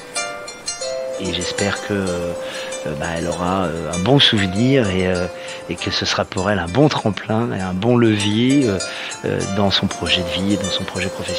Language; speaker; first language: French; native; French